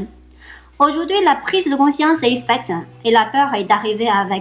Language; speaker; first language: French; non-native, fluent; Chinese